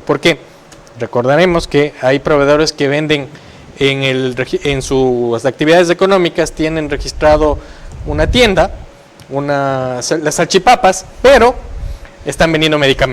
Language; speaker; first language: Spanish; native; Spanish